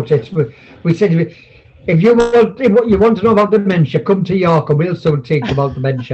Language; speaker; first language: English; native; English